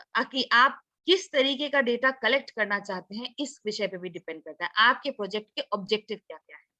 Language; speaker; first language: Hindi; non-native, local second language; Assamese